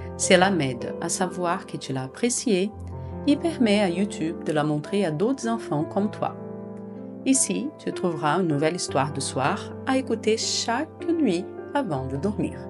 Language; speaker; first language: French; non-native, fluent; Portuguese